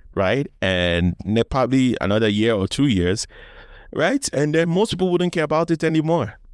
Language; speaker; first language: English; non-native, local second language; Yoruba